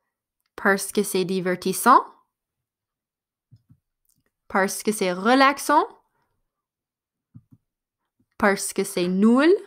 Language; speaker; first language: French; non-native, fluent; English